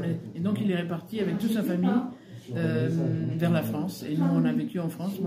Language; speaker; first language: French; early bilingual, other home language; Spanish